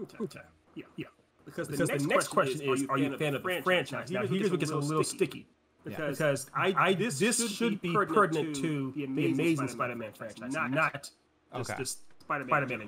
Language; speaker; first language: English; native; English